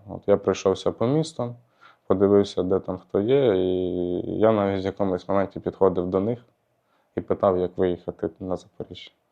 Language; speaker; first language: Ukrainian; native; Ukrainian